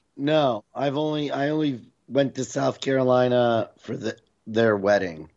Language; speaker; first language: English; native; English